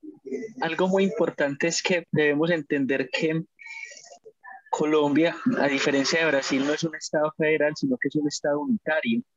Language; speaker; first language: Spanish; native; Spanish